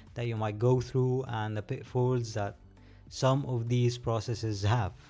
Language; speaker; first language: English; non-native, fluent; Arabic